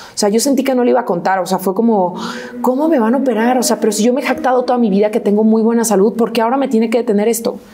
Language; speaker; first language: Spanish; native; Spanish